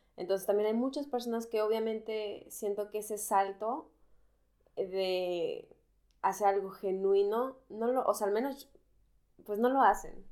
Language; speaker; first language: Spanish; native; Spanish